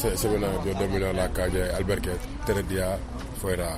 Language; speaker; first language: Spanish; non-native, learner; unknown